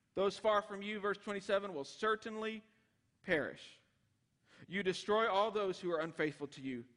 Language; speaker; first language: English; native; English